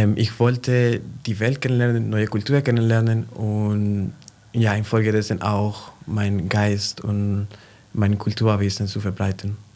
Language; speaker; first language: German; non-native, fluent; Spanish